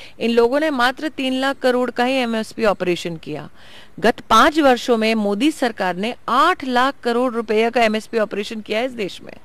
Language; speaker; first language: Hindi; native; Hindi